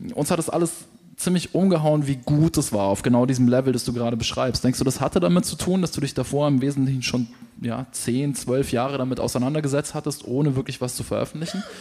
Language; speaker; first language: German; native; German